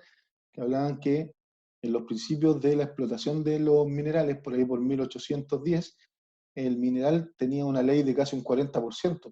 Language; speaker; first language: Spanish; native; Spanish